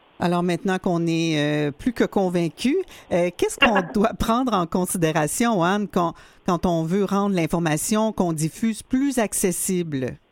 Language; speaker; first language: French; native; French